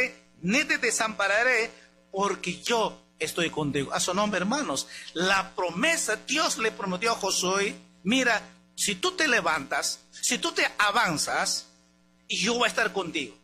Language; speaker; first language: Spanish; native; Spanish